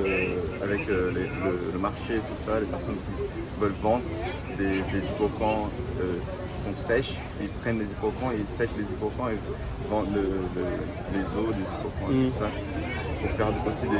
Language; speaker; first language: French; non-native, fluent; Portuguese